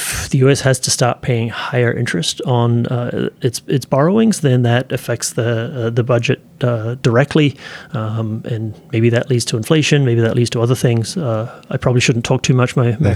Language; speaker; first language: English; native; English